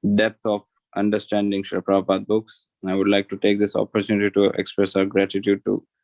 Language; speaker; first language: English; non-native, local second language; Hindi